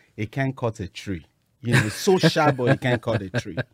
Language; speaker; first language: English; non-native, local second language; Yoruba